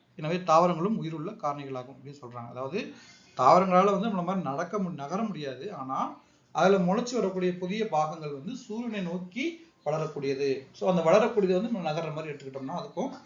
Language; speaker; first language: Tamil; native; Tamil